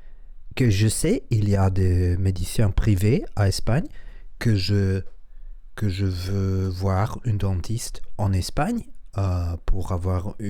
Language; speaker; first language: French; non-native, learner; Spanish